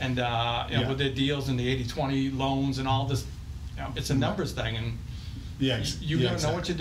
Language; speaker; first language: English; native; English